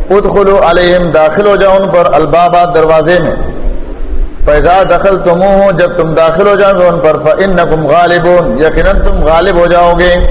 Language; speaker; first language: Urdu; non-native, local second language; Pashto